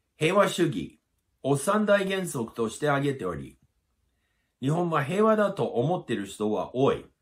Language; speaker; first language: Japanese; non-native, fluent; English